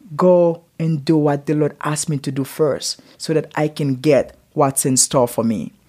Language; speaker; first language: English; non-native, learner; Haitian Creole